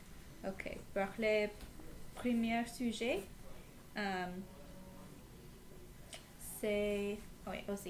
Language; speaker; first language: French; non-native, learner; English